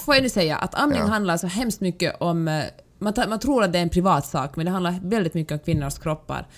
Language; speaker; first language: Swedish; native; Swedish